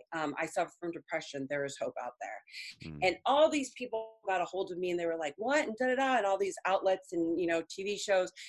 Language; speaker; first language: English; early bilingual, other home language; Spanish